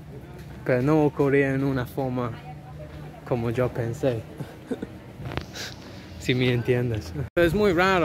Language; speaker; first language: Spanish; non-native, learner; English